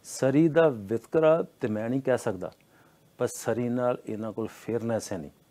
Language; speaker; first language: Punjabi; native; Punjabi